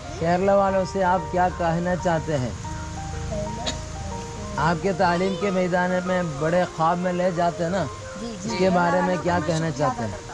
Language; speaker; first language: Hindi; non-native, local second language; Malayalam